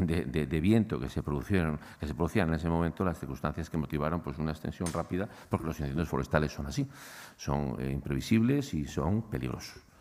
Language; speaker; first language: Spanish; native; Spanish